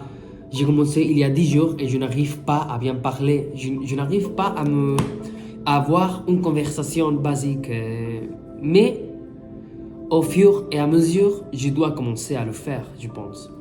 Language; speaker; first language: French; non-native, fluent; Spanish